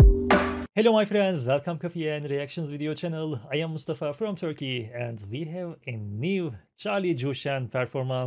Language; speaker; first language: English; non-native, fluent; Turkish